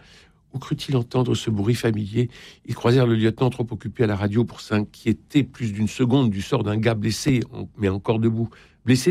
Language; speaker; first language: French; native; French